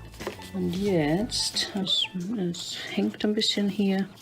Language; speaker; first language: German; non-native, fluent; English